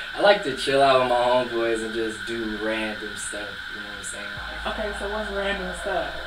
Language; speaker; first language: English; native; English